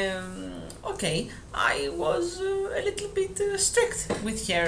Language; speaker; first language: English; non-native, fluent; Greek